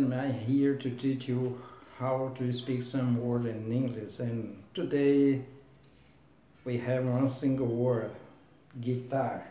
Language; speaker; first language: English; non-native, learner; Portuguese